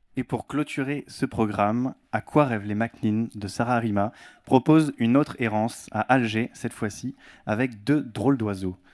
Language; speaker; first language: French; native; French